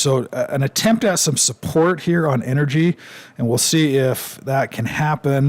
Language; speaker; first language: English; native; English